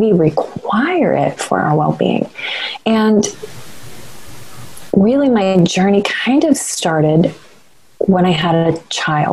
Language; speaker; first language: English; native; English